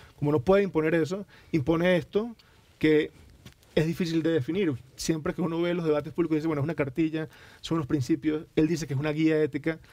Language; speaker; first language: Spanish; native; Spanish